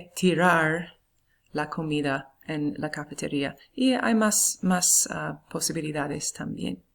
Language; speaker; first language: Spanish; non-native, fluent; English